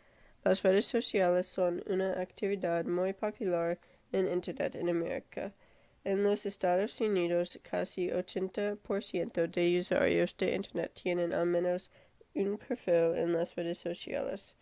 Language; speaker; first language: Spanish; non-native, learner; English